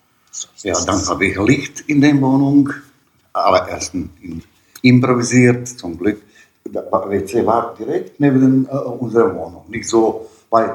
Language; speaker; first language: German; non-native, learner; Bosnian